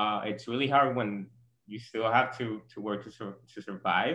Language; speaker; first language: English; non-native, fluent; Spanish